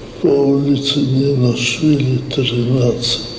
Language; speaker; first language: Russian; non-native, local second language; Georgian